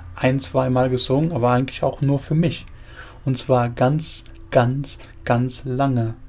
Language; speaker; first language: German; early bilingual, other home language; Spanish